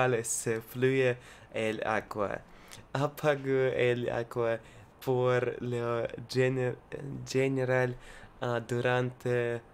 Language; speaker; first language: Spanish; non-native, learner; Russian